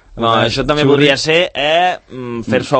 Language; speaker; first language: Catalan; native; Catalan